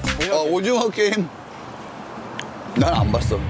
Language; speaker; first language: Korean; early bilingual, heritage; Korean